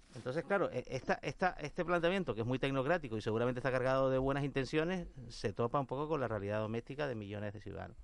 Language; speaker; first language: Spanish; native; Spanish